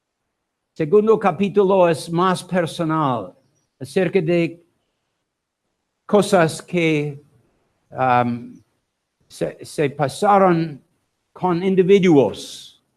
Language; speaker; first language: Spanish; non-native, learner; English